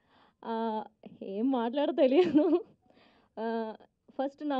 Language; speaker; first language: Telugu; non-native, learner; Malayalam